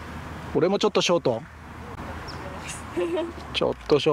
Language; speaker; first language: Japanese; native; Japanese